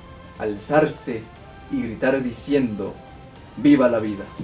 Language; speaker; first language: Spanish; native; Spanish